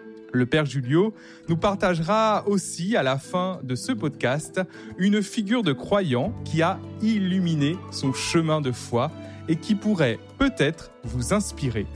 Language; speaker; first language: French; native; French